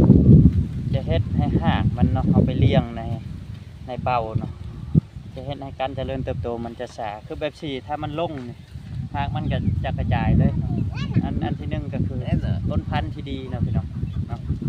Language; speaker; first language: Thai; non-native, local second language; Lao